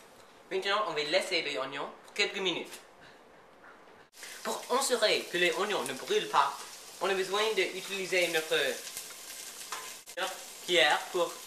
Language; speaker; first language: French; non-native, learner; English